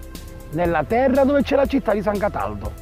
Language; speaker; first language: Italian; native; Italian